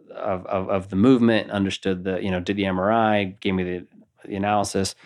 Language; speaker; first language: English; native; English